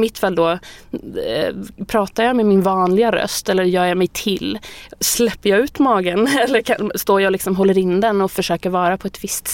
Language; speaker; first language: Swedish; native; Swedish